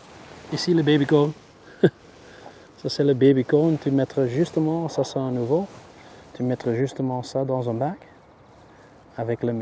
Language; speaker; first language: French; non-native, local second language; Dutch